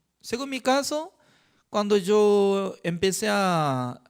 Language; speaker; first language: Spanish; non-native, fluent; Korean